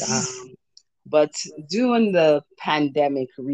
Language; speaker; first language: English; early bilingual, other home language; Jamaican Creole English